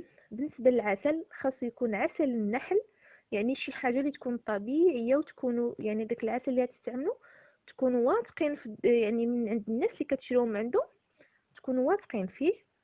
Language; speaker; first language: Arabic; native; Arabic